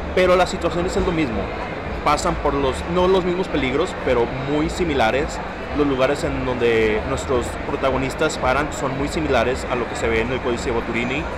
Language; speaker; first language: Spanish; early bilingual, heritage; Spanish